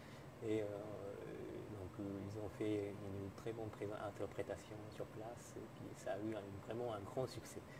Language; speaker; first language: French; non-native, fluent; Japanese